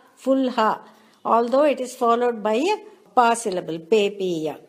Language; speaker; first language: English; non-native, local second language; Telugu